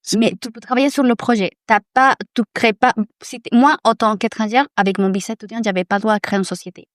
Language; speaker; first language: French; non-native, fluent; Spanish